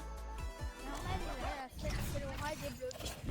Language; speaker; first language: French; native; French